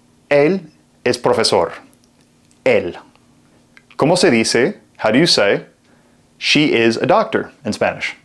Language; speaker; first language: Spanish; non-native, fluent; English